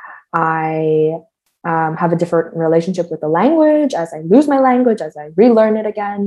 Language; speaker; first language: English; native; English